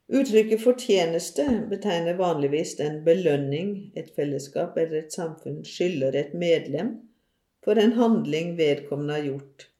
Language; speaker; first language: Norwegian; native; Norwegian